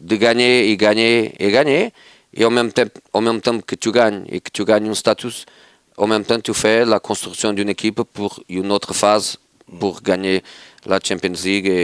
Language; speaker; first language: French; non-native, fluent; Portuguese